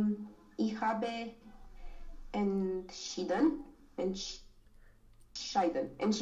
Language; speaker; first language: German; non-native, learner; Romanian